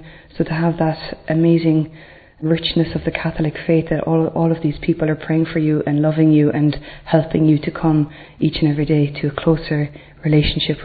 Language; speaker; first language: English; native; English